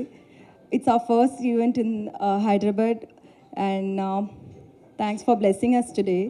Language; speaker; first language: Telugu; non-native, learner; Tamil